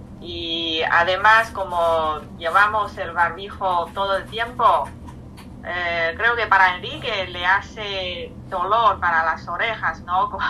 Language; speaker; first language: Spanish; non-native, fluent; Chinese